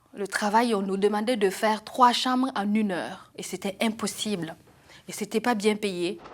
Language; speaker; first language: French; non-native, local second language; Mossi